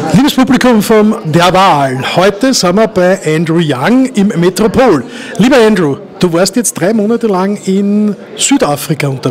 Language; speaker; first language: German; native; German